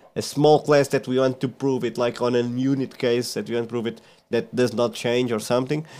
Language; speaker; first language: English; non-native, fluent; Portuguese